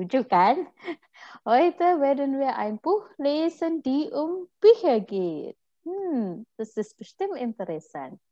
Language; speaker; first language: German; non-native, fluent; Indonesian